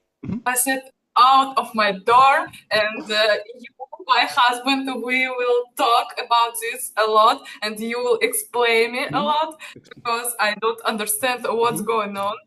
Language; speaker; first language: English; non-native, learner; Russian